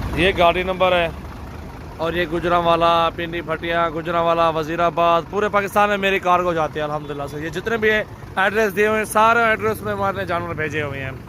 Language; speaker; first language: Urdu; non-native, local second language; Saraiki